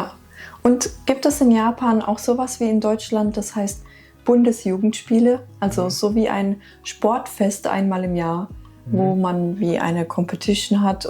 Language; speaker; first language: German; native; German